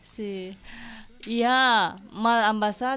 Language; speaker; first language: Catalan; non-native, learner; Indonesian